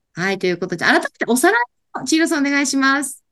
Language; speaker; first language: Japanese; native; Japanese